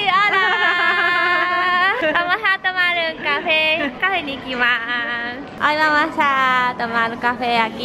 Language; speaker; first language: Spanish; non-native, learner; Japanese